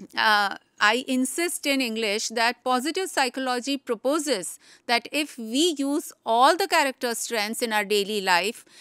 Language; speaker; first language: English; non-native, local second language; Gujarati